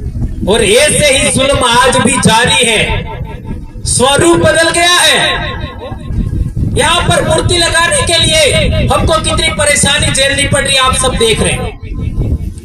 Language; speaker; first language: Hindi; non-native, local second language; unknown